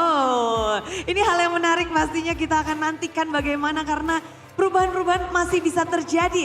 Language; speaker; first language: Indonesian; native; Indonesian